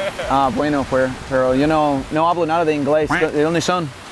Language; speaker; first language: Spanish; non-native, fluent; English